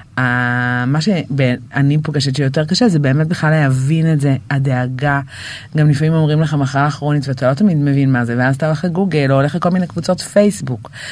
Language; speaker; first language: Hebrew; native; Hebrew